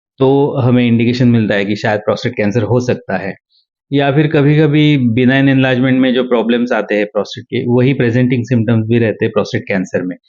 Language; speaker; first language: Hindi; non-native, local second language; Marathi